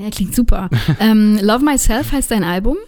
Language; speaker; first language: German; native; German